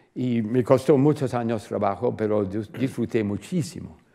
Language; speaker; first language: Spanish; non-native, fluent; English